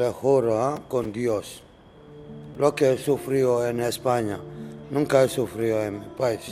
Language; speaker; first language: Spanish; non-native, learner; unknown